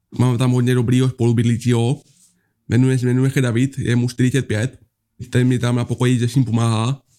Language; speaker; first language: Czech; native; Czech